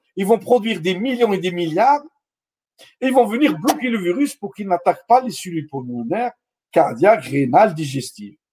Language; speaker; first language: French; non-native, local second language; Arabic